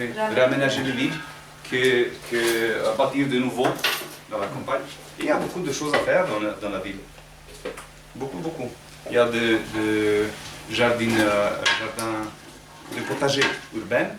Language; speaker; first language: French; non-native, learner; Romanian